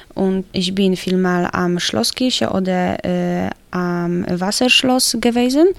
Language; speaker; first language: German; non-native, fluent; Polish